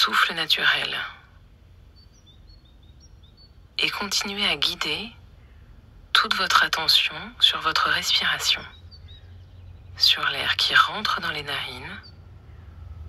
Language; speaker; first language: French; native; French